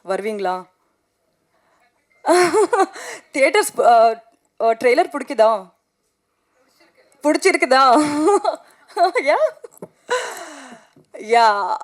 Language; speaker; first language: Tamil; non-native, learner; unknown